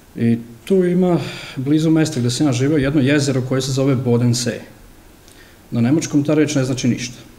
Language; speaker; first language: Serbian; early bilingual, heritage; Serbian